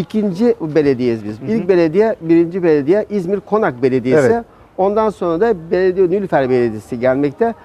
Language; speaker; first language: Turkish; native; Turkish